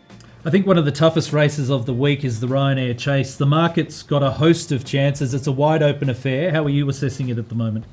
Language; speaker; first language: English; native; English